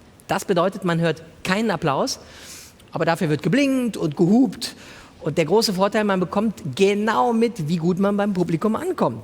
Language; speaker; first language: German; native; German